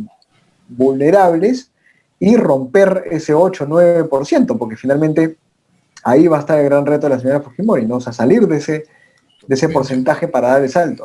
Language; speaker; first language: Spanish; native; Spanish